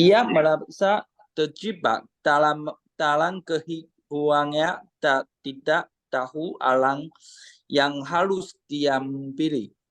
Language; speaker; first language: Indonesian; non-native, learner; Chinese